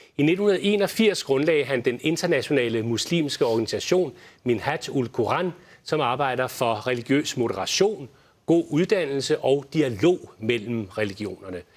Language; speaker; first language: Danish; native; Danish